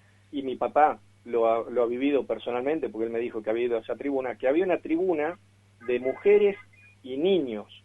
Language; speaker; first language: Spanish; native; Spanish